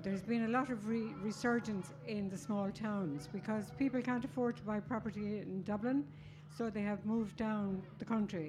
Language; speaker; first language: English; native; English